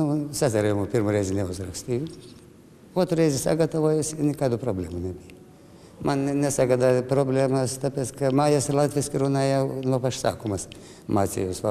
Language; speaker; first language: Latvian; non-native, learner; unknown